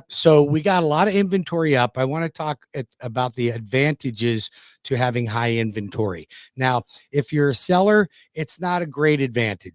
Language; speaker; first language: English; native; English